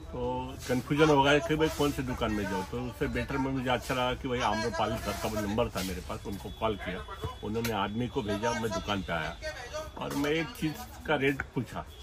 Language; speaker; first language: Hindi; non-native, local second language; Marathi